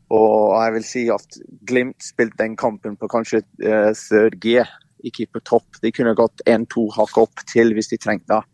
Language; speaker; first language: Norwegian; non-native, fluent; English